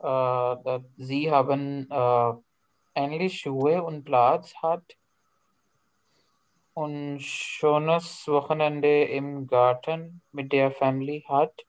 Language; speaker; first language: German; non-native, learner; Hindi